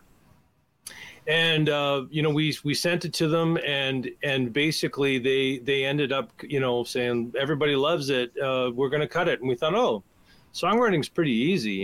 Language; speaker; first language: English; native; English